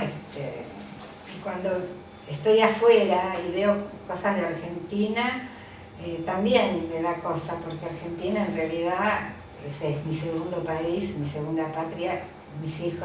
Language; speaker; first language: Spanish; early bilingual, other home language; Italian